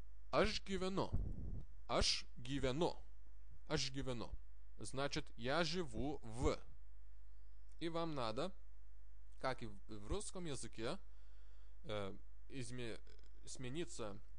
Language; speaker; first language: Russian; non-native, fluent; Lithuanian